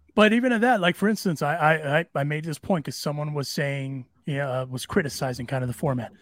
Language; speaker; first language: English; early bilingual, other home language; Spanish